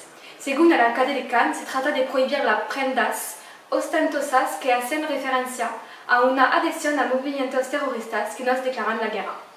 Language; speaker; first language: Spanish; non-native, learner; French